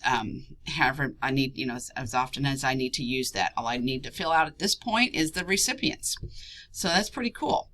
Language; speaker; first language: English; native; English